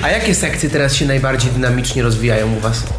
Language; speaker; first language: Polish; native; Polish